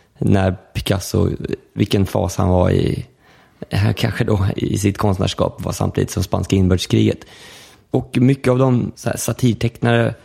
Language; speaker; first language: Swedish; early bilingual, other home language; Finnish